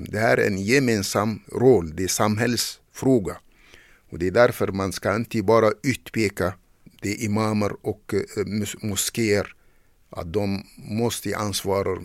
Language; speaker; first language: Swedish; non-native, fluent; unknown